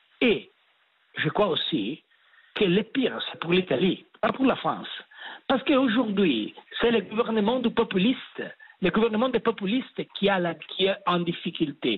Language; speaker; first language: French; non-native, fluent; Italian